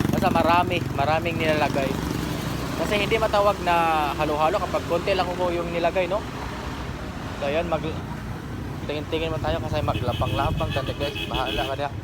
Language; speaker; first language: Filipino; non-native, local second language; Cebuano